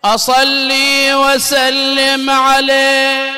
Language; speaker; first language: Arabic; native; Arabic